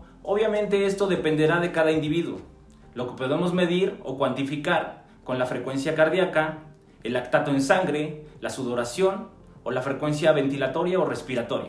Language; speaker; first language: Spanish; native; Spanish